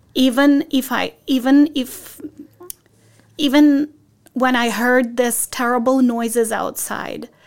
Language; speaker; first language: English; non-native, fluent; Ukrainian